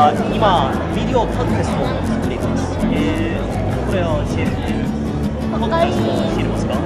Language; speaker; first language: Japanese; non-native, learner; English